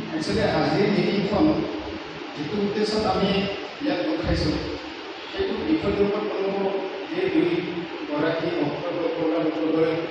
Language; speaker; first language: Assamese; non-native, local second language; Karbi